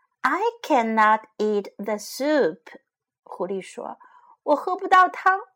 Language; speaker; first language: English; non-native, fluent; Chinese